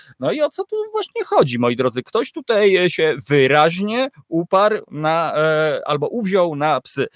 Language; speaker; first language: Polish; native; Polish